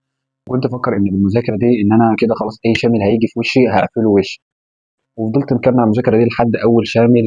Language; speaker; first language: Arabic; native; Arabic